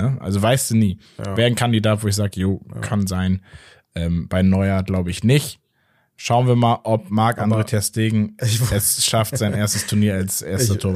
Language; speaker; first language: German; native; German